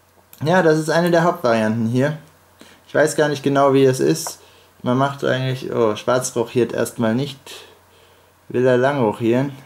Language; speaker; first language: German; native; German